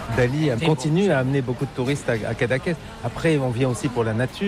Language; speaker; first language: French; native; French